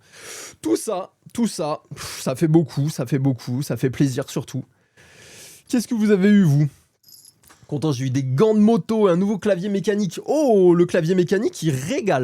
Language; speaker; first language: French; native; French